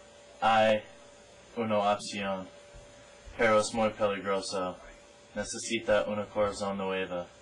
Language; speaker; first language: Spanish; non-native, learner; English